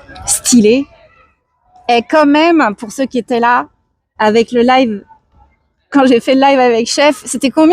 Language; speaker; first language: French; native; French